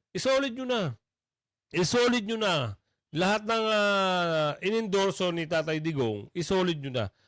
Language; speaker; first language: Filipino; native; Filipino